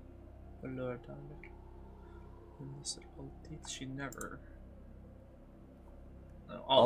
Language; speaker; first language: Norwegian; non-native, learner; English